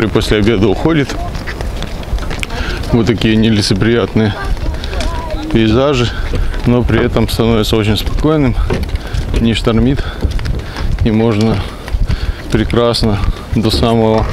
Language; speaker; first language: Russian; native; Russian